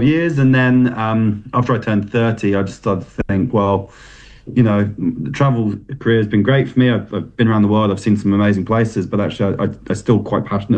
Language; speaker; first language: English; native; English